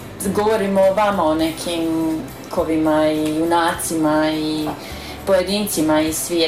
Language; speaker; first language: Croatian; native; Croatian